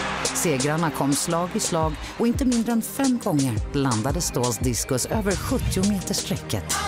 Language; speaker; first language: Swedish; native; Swedish